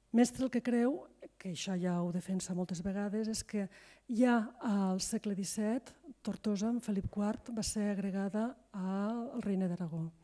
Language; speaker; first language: Catalan; native; Catalan